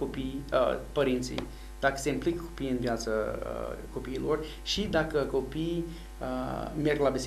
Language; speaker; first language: Romanian; non-native, fluent; English